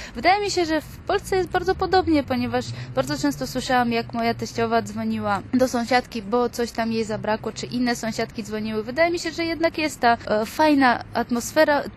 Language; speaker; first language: Polish; non-native, fluent; Georgian